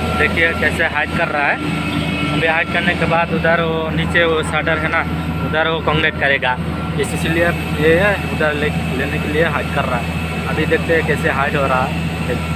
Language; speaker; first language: Hindi; non-native, local second language; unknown